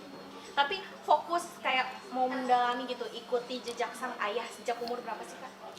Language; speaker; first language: Indonesian; native; Indonesian